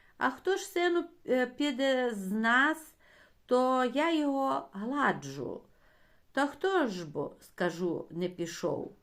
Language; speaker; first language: Ukrainian; native; Ukrainian